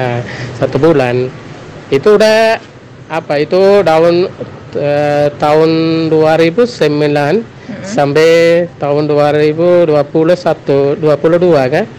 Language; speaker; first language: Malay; non-native, learner; Tamil